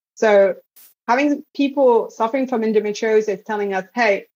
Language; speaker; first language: English; non-native, fluent; French